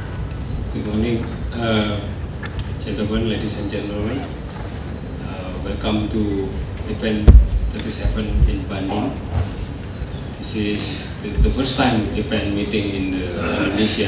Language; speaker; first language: English; non-native, learner; Indonesian